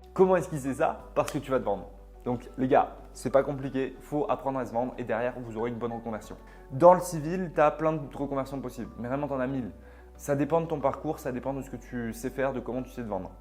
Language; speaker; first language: French; native; French